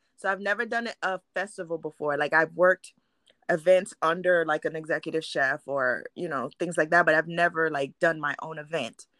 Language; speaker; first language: English; early bilingual, other home language; Haitian Creole